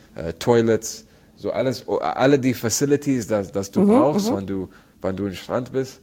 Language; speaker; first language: German; non-native, learner; Arabic